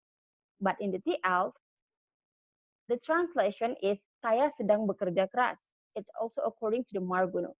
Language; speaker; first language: English; non-native, learner; Indonesian